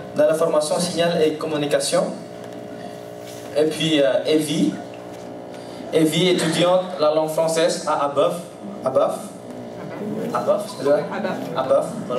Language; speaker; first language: French; non-native, learner; Indonesian